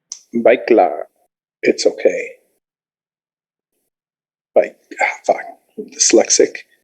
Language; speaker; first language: Indonesian; non-native, learner; English